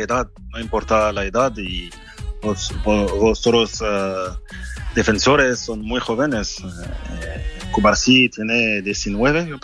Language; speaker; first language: Spanish; non-native, fluent; French